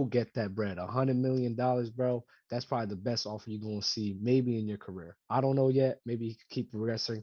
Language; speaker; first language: English; native; English